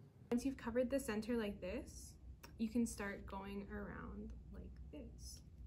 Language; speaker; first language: English; native; English